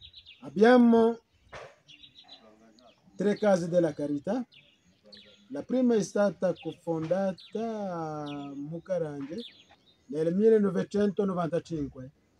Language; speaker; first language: Italian; non-native, fluent; Kinyarwanda